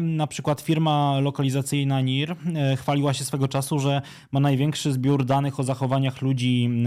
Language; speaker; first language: Polish; native; Polish